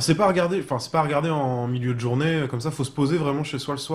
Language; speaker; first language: French; native; French